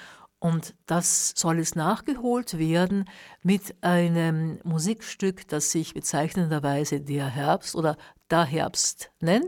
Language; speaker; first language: German; native; German